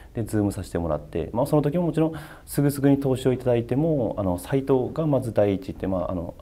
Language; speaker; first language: Japanese; native; Japanese